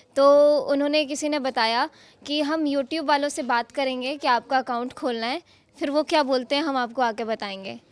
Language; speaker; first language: Hindi; non-native, local second language; Maithili